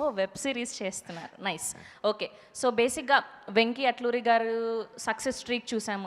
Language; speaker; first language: Telugu; native; Telugu